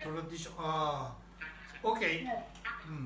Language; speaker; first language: English; non-native, learner; Japanese